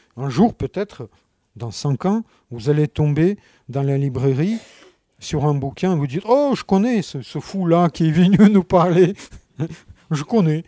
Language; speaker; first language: French; non-native, fluent; Russian